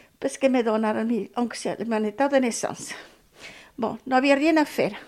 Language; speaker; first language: French; non-native, learner; Spanish